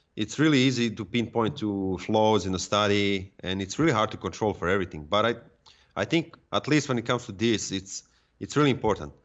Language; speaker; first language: English; non-native, fluent; Serbian